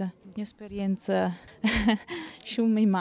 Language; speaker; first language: Albanian; non-native, learner; Italian